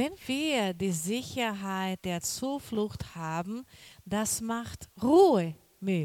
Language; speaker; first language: German; non-native, learner; Portuguese